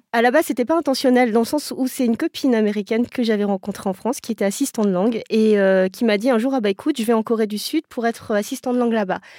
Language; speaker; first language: French; native; French